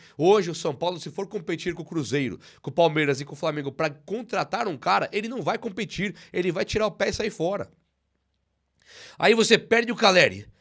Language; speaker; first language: Portuguese; native; Portuguese